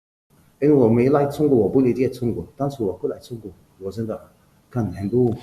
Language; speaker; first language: Chinese; non-native, fluent; Arabic